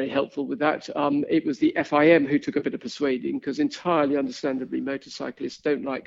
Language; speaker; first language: English; native; English